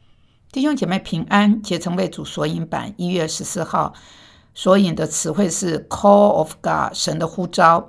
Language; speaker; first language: Chinese; non-native, fluent; Korean